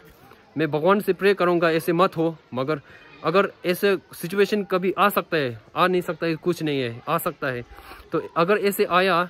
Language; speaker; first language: Hindi; non-native, fluent; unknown